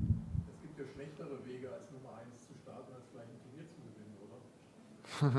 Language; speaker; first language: German; native; German